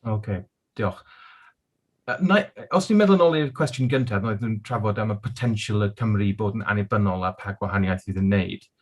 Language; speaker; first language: Welsh; non-native, local second language; English